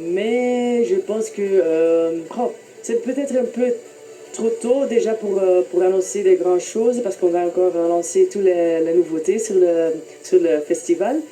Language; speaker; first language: French; non-native, local second language; Dutch